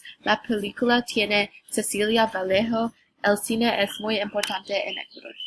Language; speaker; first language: Spanish; non-native, learner; English